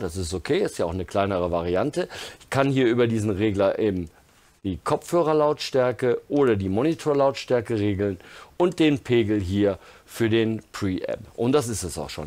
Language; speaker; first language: German; native; German